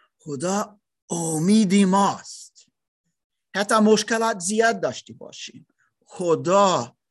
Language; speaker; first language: Persian; non-native, learner; German